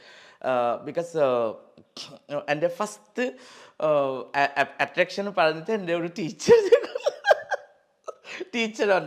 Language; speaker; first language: Malayalam; non-native, learner; Assamese